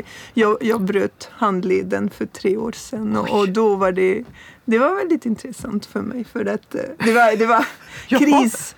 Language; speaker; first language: Swedish; non-native, fluent; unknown